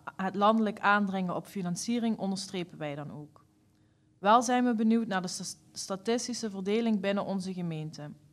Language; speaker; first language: Dutch; native; Dutch